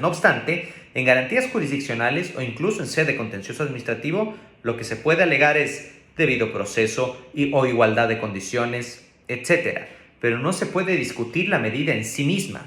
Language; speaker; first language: Spanish; native; Spanish